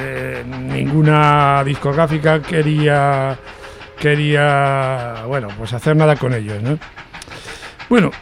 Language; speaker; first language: Spanish; native; Spanish